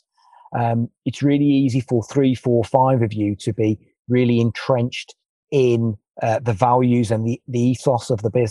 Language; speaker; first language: English; native; English